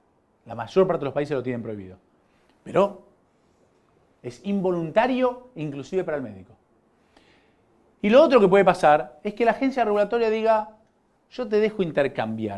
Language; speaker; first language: Spanish; native; Spanish